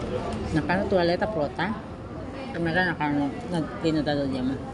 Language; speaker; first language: Greek; non-native, learner; Filipino